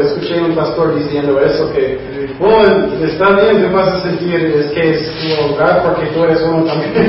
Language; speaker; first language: Spanish; non-native, fluent; English